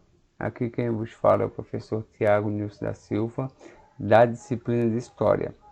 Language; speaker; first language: Portuguese; native; Portuguese